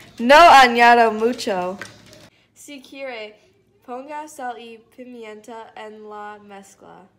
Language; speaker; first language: Spanish; non-native, learner; English